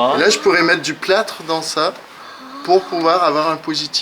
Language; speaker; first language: French; native; French